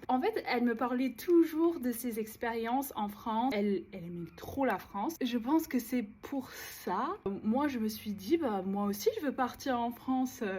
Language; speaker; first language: French; non-native, fluent; English